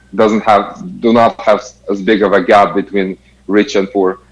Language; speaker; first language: English; non-native, fluent; Kazakh